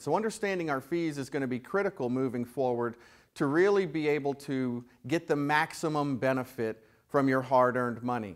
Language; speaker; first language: English; native; English